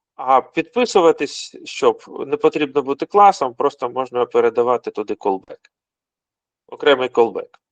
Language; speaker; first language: Ukrainian; non-native, local second language; Russian